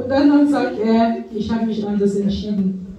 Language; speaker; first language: German; non-native, fluent; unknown